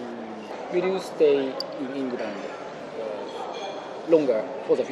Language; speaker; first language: English; non-native, fluent; Japanese